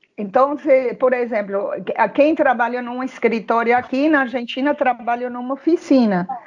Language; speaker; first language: Portuguese; non-native, fluent; Spanish